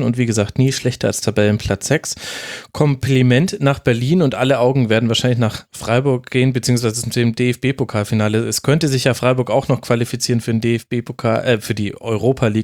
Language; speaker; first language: German; native; German